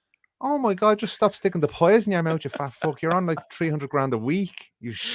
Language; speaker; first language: English; native; English